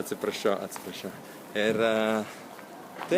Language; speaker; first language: Lithuanian; non-native, learner; Italian